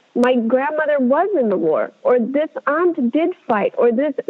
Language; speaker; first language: English; non-native, fluent; Amharic